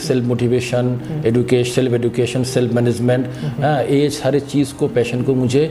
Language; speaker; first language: Hindi; non-native, fluent; Bangla